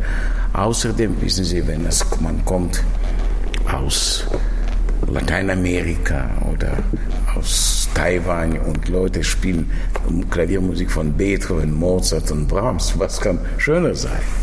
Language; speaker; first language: German; non-native, fluent; Russian